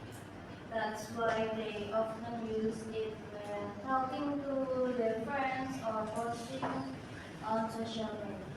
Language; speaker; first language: English; non-native, learner; Indonesian